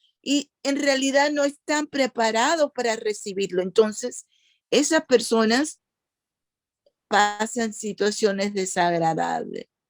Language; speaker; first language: Spanish; early bilingual, other home language; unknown